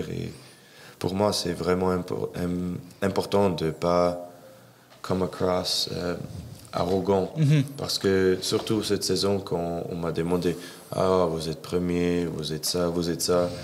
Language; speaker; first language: French; non-native, fluent; English